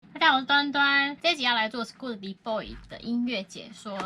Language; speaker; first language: Chinese; native; Chinese